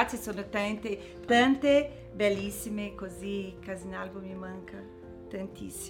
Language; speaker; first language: Italian; non-native, learner; Portuguese